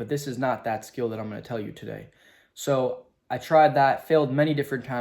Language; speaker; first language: English; native; English